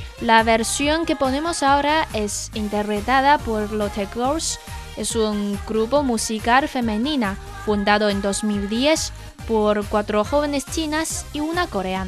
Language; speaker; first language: Spanish; non-native, fluent; Chinese